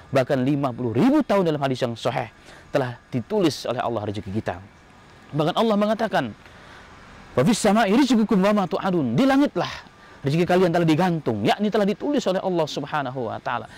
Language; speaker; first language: Indonesian; native; Indonesian